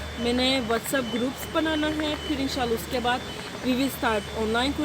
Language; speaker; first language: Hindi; non-native, fluent; Turkish